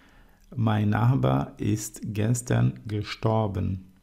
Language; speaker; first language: German; non-native, fluent; Portuguese